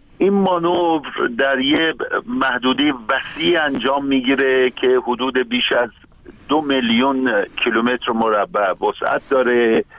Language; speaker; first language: Persian; native; Persian